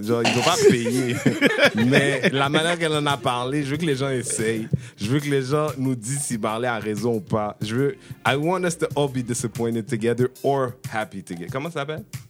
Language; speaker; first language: French; early bilingual, heritage; French